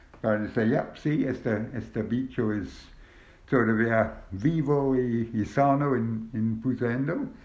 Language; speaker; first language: Spanish; non-native, learner; English